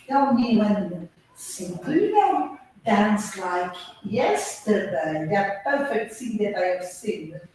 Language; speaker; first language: English; non-native, fluent; Portuguese